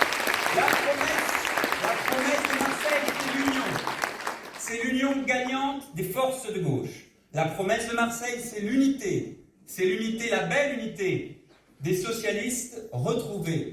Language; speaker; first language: French; native; French